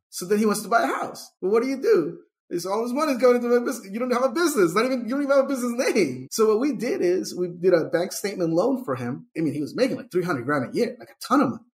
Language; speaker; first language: English; early bilingual, other home language; Spanish